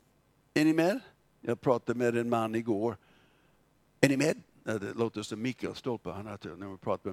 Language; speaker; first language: Swedish; non-native, fluent; English